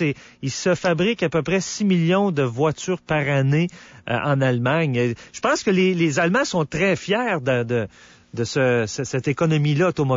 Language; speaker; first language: French; native; French